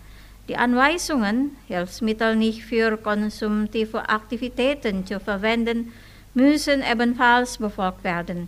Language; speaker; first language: German; non-native, fluent; Indonesian